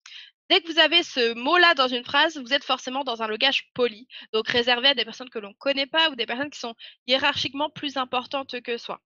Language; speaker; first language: French; native; French